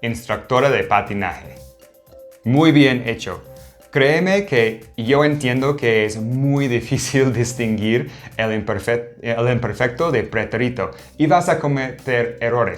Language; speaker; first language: Spanish; non-native, fluent; English